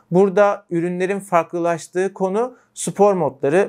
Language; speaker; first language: Turkish; native; Turkish